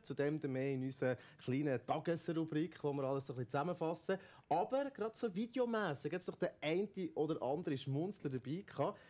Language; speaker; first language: German; native; German